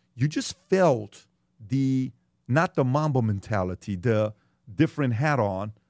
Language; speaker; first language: English; early bilingual, other home language; Persian